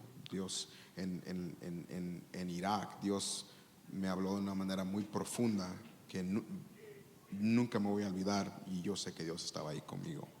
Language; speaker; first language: Spanish; early bilingual, heritage; Spanish